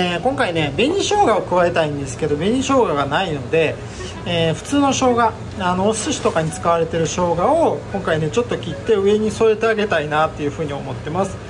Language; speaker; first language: Japanese; native; Japanese